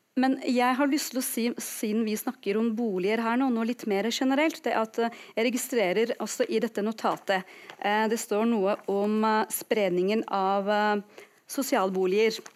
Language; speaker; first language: Norwegian; non-native, fluent; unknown